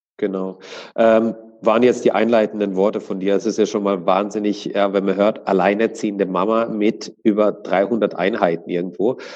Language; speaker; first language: German; native; German